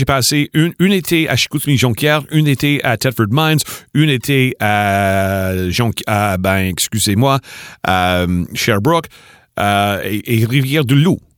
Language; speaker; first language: French; non-native, fluent; English